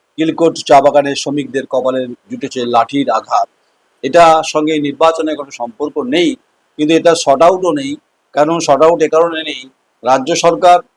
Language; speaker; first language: Bangla; native; Bangla